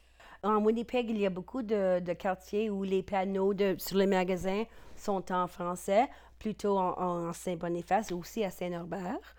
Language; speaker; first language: French; non-native, local second language; English